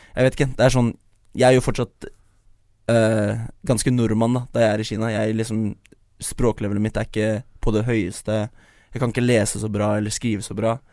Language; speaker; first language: Norwegian; early bilingual, other home language; Chinese